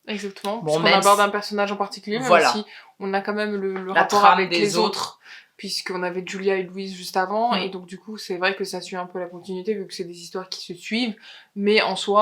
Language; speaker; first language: French; native; French